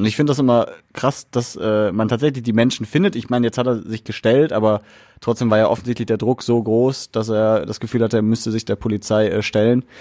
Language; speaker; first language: German; native; German